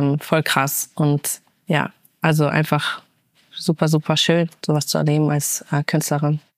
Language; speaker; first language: German; native; German